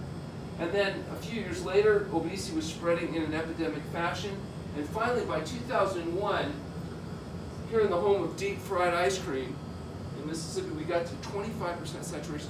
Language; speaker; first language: English; native; English